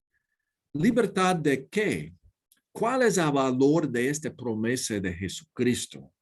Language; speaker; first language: Spanish; non-native, learner; English